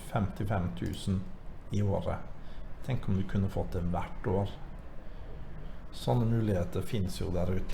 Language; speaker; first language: Norwegian; native; Norwegian